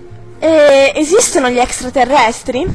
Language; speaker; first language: Italian; native; Italian